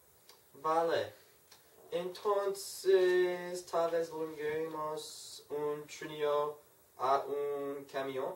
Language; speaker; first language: Spanish; non-native, learner; English